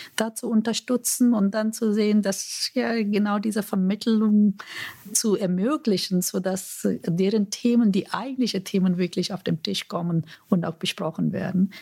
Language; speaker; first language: German; non-native, fluent; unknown